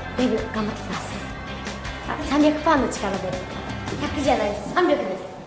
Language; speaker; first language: Japanese; native; Japanese